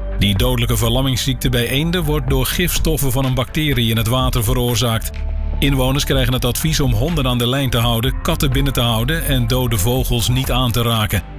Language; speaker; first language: Dutch; native; Dutch